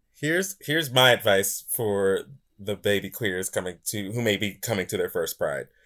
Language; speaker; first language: English; native; English